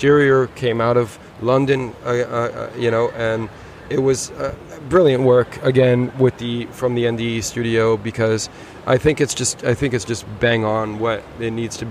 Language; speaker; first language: English; native; English